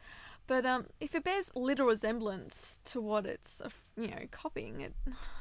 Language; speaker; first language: English; native; English